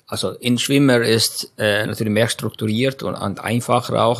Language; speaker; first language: German; non-native, fluent; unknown